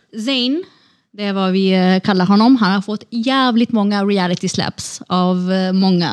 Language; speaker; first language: Norwegian; non-native, fluent; Kurdish